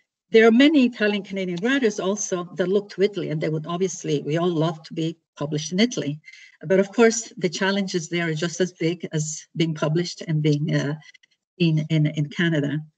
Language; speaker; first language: English; early bilingual, other home language; Italian